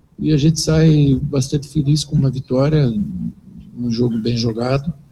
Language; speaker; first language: Portuguese; native; Portuguese